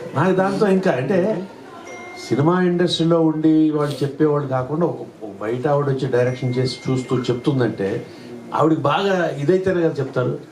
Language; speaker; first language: Telugu; native; Telugu